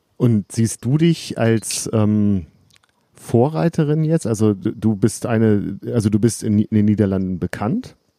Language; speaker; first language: German; native; German